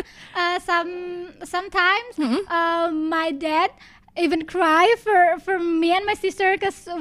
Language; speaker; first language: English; non-native, learner; Indonesian